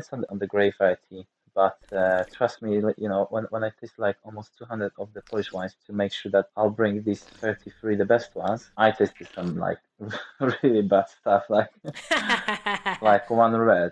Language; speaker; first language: English; non-native, fluent; Polish